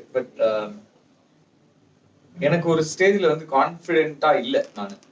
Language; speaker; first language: Tamil; native; Tamil